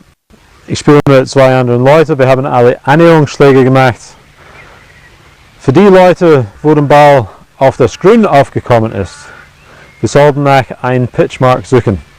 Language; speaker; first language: German; non-native, fluent; English